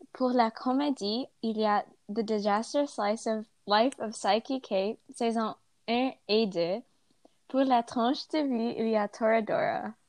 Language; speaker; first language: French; non-native, learner; English